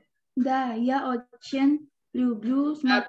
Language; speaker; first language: Russian; non-native, learner; Indonesian